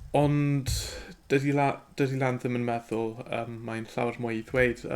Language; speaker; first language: Welsh; non-native, learner; English